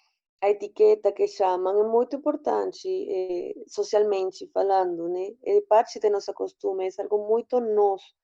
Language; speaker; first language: Portuguese; non-native, fluent; Spanish